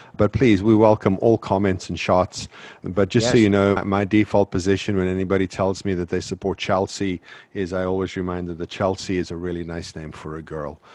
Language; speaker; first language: English; native; English